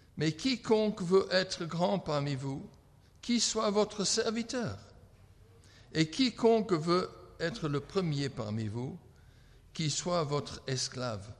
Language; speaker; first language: French; non-native, fluent; English